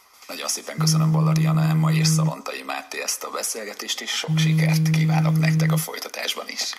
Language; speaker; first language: Hungarian; native; Hungarian